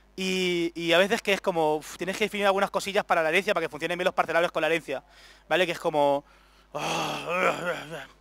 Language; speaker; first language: Spanish; native; Spanish